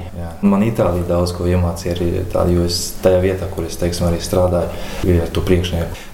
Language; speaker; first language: Latvian; non-native, local second language; Russian